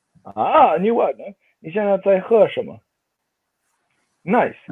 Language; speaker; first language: Chinese; non-native, fluent; Swedish